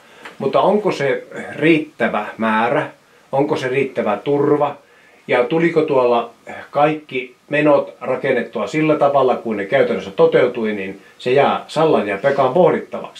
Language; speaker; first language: Finnish; native; Finnish